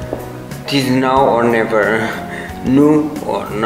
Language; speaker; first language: Dutch; non-native, learner; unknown